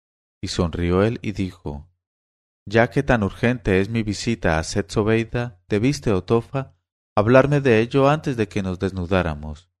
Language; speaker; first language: Spanish; native; Spanish